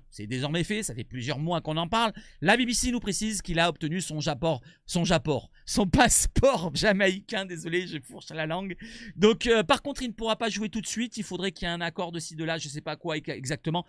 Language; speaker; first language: French; native; French